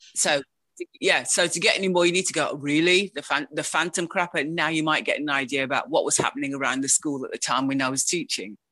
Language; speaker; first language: English; native; English